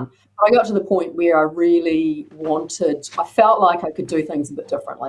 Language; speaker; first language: English; native; English